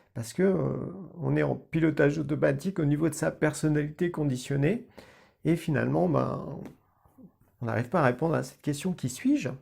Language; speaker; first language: French; native; French